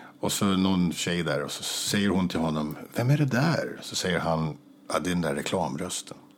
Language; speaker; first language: Swedish; native; Swedish